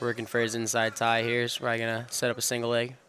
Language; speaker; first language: English; native; English